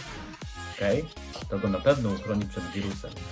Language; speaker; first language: Polish; native; Polish